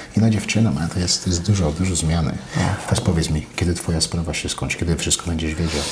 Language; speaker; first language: Polish; early bilingual, heritage; Polish